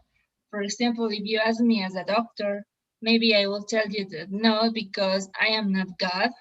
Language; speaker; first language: English; non-native, learner; Spanish